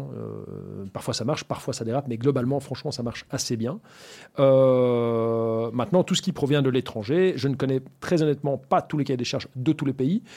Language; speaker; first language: French; native; French